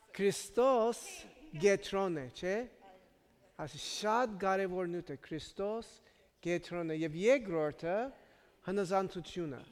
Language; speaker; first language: Armenian; native; Armenian